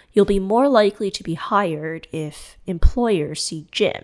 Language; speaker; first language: English; non-native, fluent; Cantonese